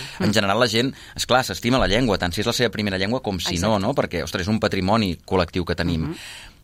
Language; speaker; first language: Catalan; native; Catalan